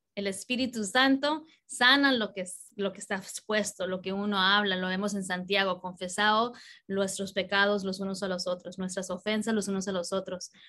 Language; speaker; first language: Spanish; early bilingual, heritage; Spanish